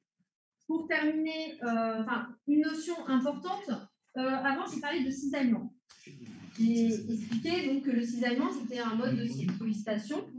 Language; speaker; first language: French; native; French